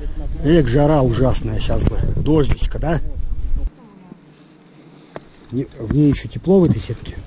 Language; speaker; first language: Russian; native; Russian